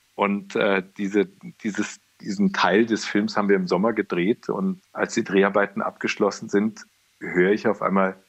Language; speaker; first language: German; native; German